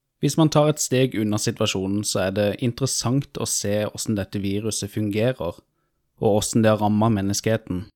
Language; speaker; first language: Norwegian; native; Norwegian